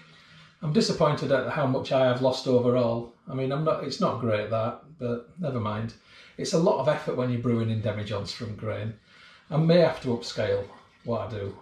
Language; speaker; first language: English; native; English